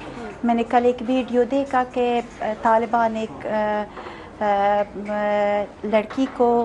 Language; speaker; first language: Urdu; non-native, learner; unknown